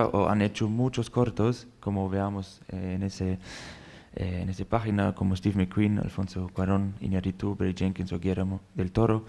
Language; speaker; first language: Spanish; non-native, fluent; German